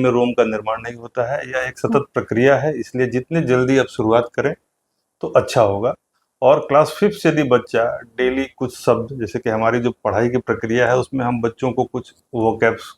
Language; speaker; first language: Hindi; native; Hindi